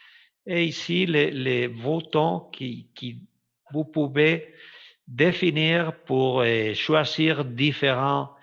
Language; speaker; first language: French; non-native, fluent; Spanish